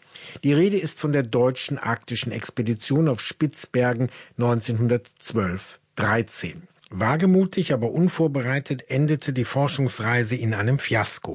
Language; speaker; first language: German; native; German